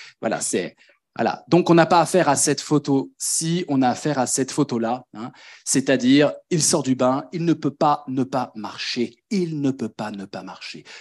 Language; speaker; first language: French; native; French